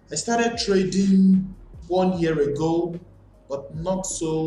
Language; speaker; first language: English; non-native, learner; Portuguese